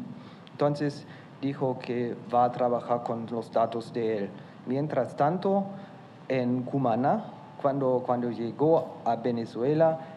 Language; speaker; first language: Spanish; non-native, fluent; German